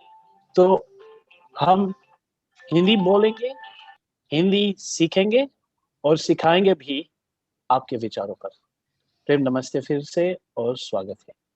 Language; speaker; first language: Hindi; early bilingual, heritage; Hindi